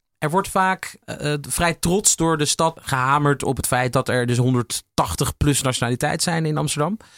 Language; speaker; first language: Dutch; native; Dutch